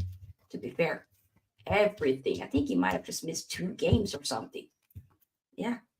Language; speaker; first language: English; native; English